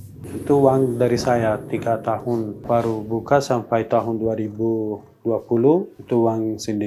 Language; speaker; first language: Indonesian; non-native, learner; Persian